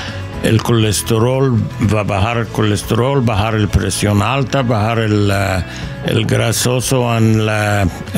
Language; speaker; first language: Spanish; non-native, learner; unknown